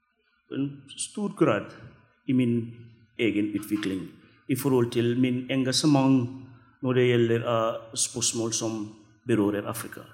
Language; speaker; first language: Norwegian; non-native, fluent; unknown